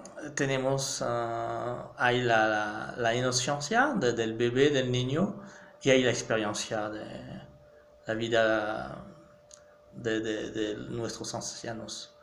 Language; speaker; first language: Spanish; non-native, fluent; French